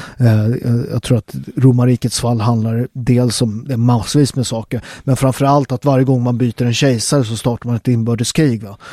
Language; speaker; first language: Swedish; native; Swedish